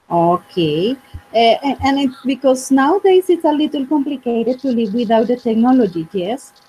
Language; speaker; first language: English; non-native, fluent; Spanish